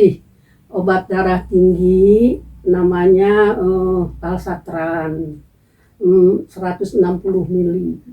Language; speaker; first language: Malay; non-native, local second language; Sundanese